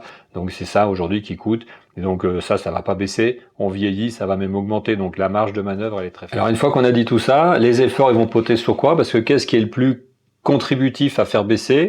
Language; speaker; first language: French; native; French